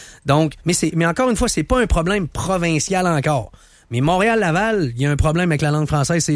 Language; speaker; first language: French; native; French